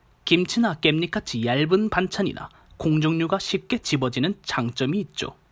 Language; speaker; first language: Korean; native; Korean